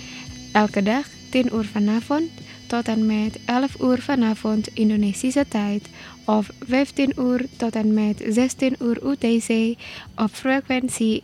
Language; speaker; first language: Dutch; non-native, learner; Indonesian